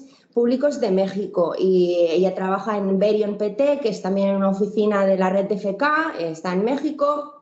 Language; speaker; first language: Spanish; native; Spanish